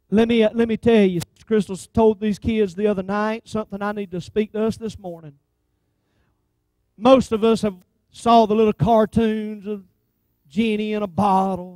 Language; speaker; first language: English; native; English